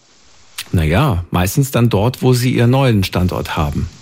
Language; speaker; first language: German; native; German